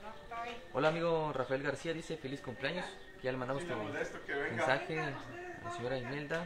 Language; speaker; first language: Spanish; native; Spanish